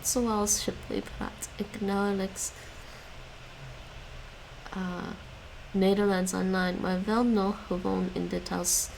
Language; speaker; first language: Dutch; non-native, learner; English